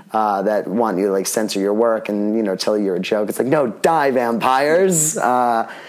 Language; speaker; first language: English; native; English